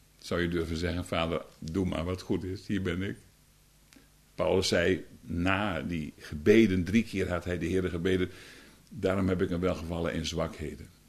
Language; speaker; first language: Dutch; native; Dutch